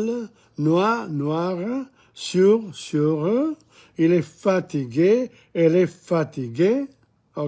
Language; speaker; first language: French; non-native, fluent; English